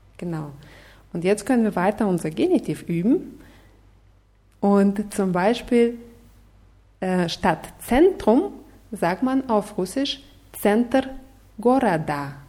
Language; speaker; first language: German; non-native, fluent; Russian